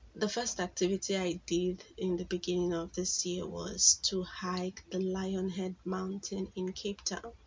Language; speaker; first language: English; non-native, local second language; Igbo